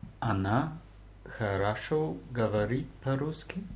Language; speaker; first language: Russian; non-native, learner; German